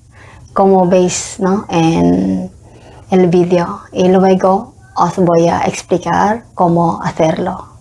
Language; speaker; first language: Spanish; non-native, fluent; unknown